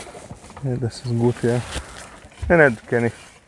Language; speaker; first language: German; non-native, learner; Russian